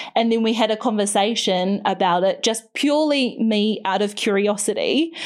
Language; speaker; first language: English; native; English